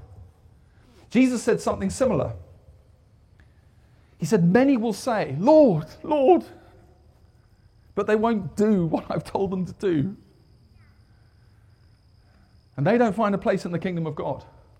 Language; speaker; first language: English; native; English